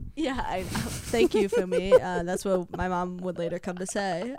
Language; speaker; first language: English; native; English